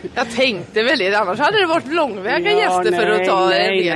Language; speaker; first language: Swedish; native; Swedish